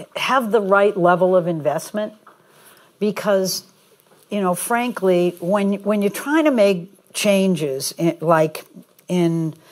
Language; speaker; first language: English; native; English